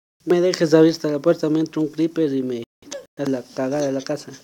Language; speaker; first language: Spanish; native; Spanish